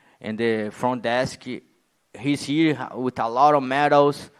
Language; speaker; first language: English; non-native, learner; Portuguese